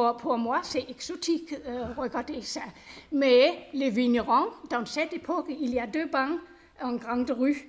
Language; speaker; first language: French; non-native, learner; Danish